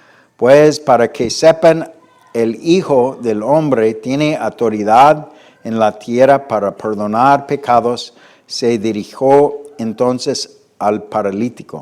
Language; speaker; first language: Spanish; non-native, fluent; English